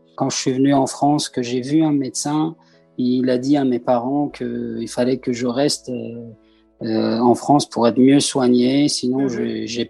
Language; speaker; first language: French; early bilingual, other home language; Persian